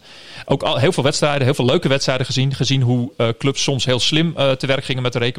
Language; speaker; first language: Dutch; native; Dutch